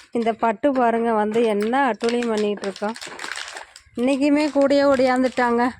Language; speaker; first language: Tamil; non-native, local second language; Telugu